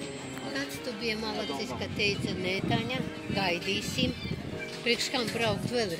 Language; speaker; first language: Latvian; non-native, local second language; Russian